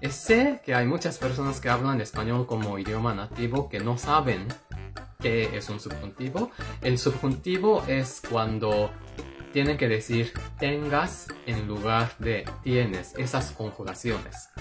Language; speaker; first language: Spanish; non-native, fluent; Japanese